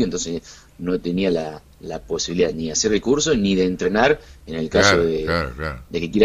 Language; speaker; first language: Spanish; native; Spanish